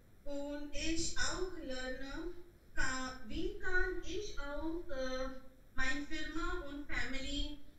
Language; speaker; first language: German; non-native, learner; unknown